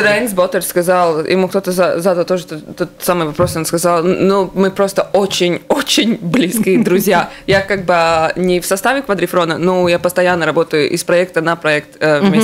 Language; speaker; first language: Russian; native; Russian